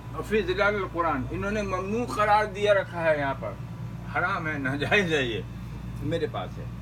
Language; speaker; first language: Urdu; native; Urdu